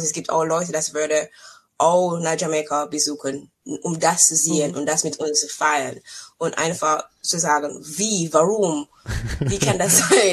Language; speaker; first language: German; non-native, learner; English